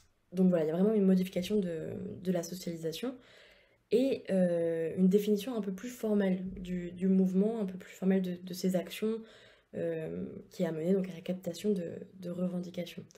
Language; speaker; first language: French; native; French